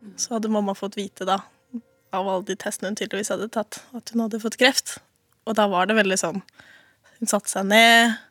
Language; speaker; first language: Norwegian; native; Norwegian